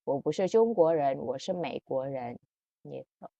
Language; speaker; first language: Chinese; non-native, fluent; Indonesian